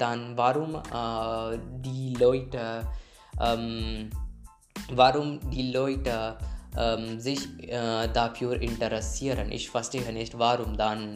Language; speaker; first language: German; non-native, learner; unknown